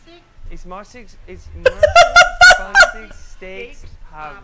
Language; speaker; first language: German; non-native, learner; English